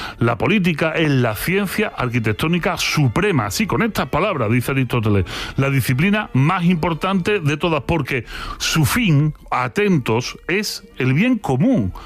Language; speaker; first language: Spanish; native; Spanish